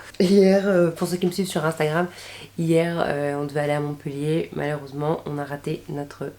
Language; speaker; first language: French; native; French